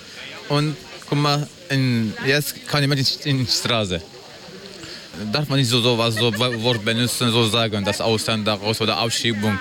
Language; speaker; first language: German; non-native, learner; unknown